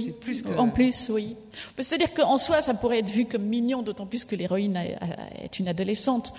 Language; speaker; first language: French; native; French